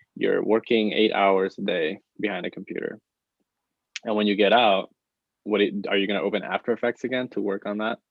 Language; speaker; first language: English; non-native, fluent; Spanish